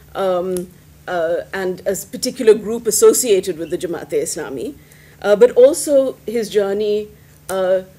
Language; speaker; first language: English; non-native, local second language; Hindi